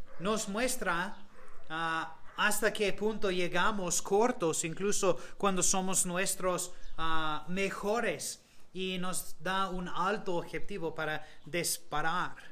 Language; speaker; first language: Spanish; non-native, fluent; English